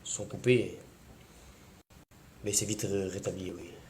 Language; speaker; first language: French; native; French